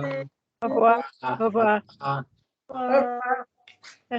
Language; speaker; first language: French; non-native, learner; English